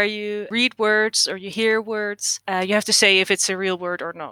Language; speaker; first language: English; non-native, fluent; Dutch